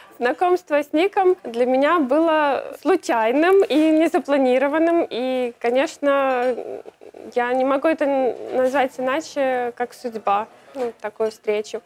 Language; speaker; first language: Russian; native; Russian